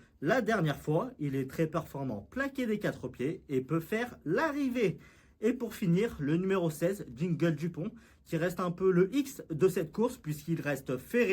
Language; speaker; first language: French; native; French